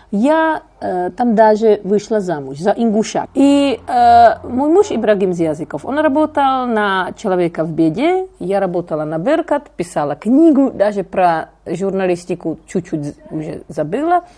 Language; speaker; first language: Russian; non-native, fluent; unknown